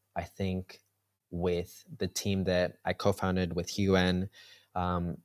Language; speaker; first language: English; early bilingual, heritage; Spanish